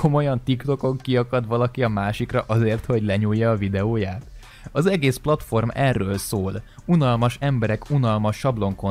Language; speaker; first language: Hungarian; native; Hungarian